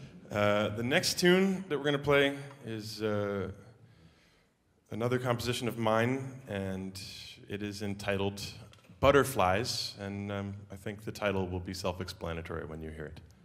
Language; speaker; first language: English; native; English